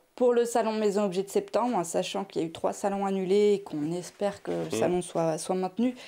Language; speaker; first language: French; native; French